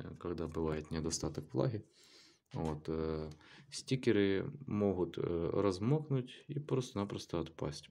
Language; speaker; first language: Russian; native; Russian